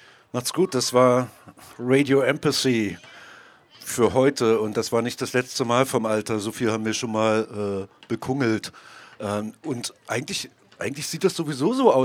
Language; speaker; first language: German; native; German